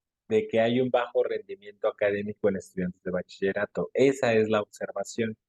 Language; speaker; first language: Spanish; native; Spanish